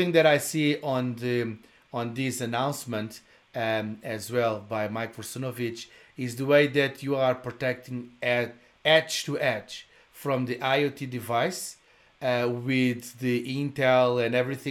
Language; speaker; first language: English; non-native, fluent; Portuguese